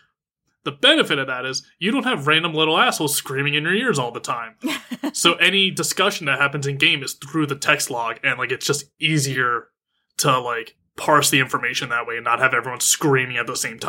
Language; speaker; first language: English; native; English